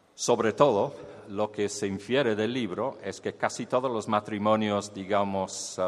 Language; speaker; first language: Spanish; non-native, fluent; English